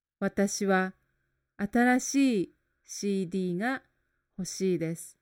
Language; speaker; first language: Japanese; non-native, learner; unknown